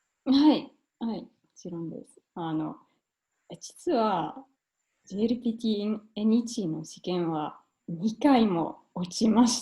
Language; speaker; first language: Japanese; non-native, fluent; German